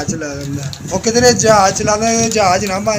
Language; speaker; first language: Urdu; non-native, local second language; Punjabi